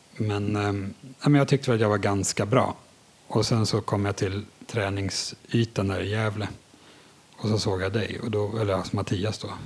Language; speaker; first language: Swedish; native; Swedish